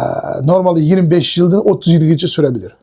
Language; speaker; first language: Turkish; non-native, learner; Uyghur